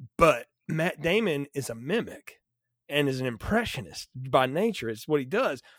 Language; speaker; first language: English; native; English